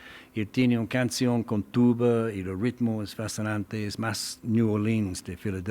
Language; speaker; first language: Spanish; non-native, learner; English